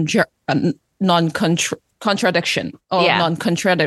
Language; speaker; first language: English; non-native, local second language; Cantonese